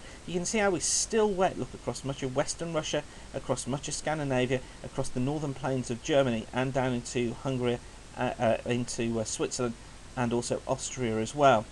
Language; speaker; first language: English; native; English